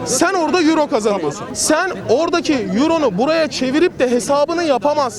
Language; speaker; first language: Turkish; native; Turkish